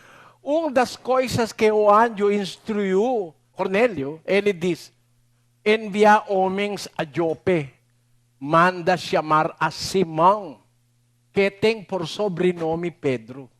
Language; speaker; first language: Portuguese; non-native, learner; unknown